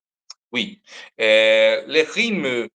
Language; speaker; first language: French; non-native, learner; Portuguese